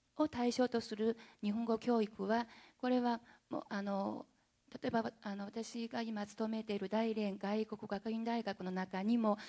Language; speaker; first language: Japanese; non-native, fluent; Chinese